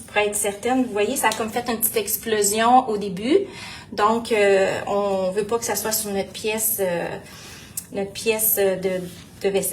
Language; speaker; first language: French; native; French